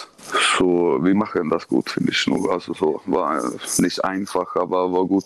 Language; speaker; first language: German; non-native, learner; Swedish